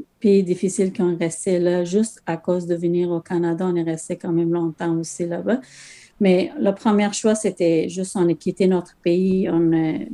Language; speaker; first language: French; non-native, learner; Persian